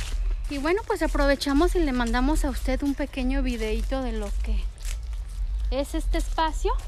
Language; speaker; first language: Spanish; native; Spanish